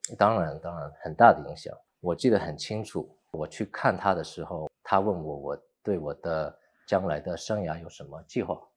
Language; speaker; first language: Chinese; early bilingual, heritage; Chinese